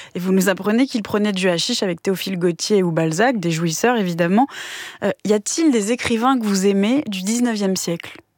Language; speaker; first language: French; native; French